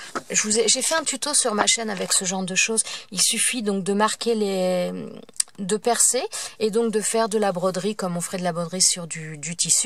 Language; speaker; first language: French; native; French